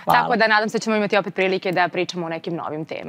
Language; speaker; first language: Serbian; native; Serbian